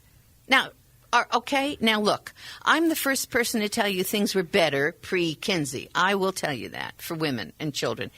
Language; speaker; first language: English; native; English